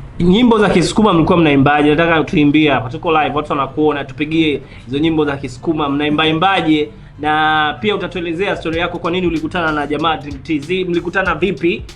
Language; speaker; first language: Swahili; native; Swahili